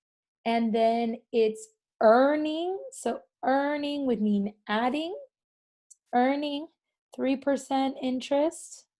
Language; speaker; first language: English; native; English